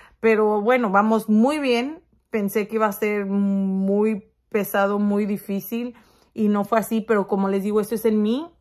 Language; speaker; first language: Spanish; early bilingual, heritage; Spanish